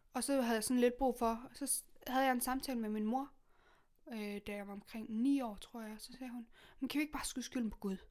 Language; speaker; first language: Danish; native; Danish